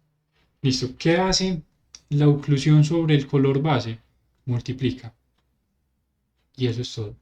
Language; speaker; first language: Spanish; native; Spanish